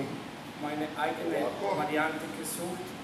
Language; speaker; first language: German; non-native, fluent; Croatian